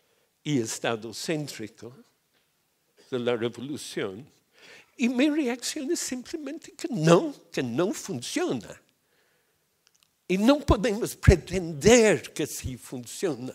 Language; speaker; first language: Spanish; non-native, fluent; English